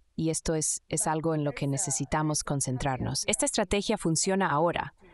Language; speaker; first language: Spanish; non-native, fluent; Indonesian